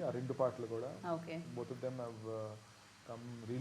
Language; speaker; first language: Telugu; native; Telugu